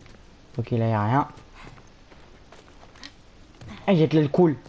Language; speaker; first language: French; native; French